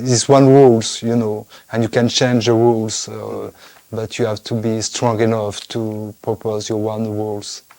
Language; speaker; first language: English; non-native, fluent; French